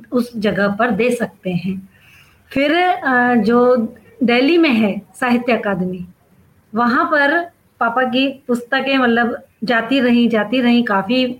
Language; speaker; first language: Hindi; non-native, local second language; Sindhi